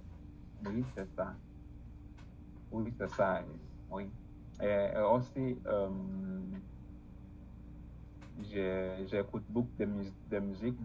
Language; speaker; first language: French; non-native, learner; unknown